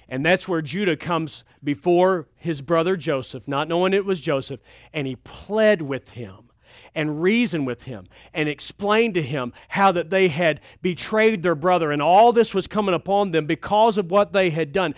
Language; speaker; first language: English; native; English